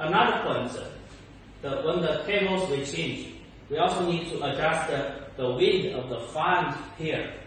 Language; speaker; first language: English; non-native, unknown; Chinese